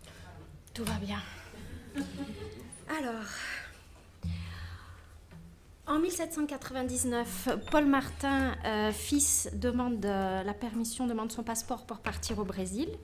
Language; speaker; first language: French; non-native, fluent; Portuguese